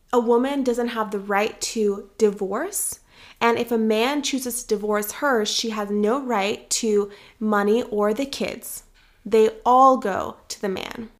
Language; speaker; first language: English; early bilingual, other home language; Persian